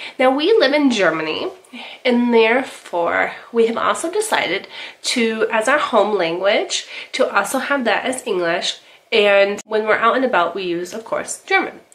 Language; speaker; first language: English; native; English